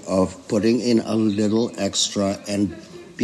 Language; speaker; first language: English; non-native, local second language; Filipino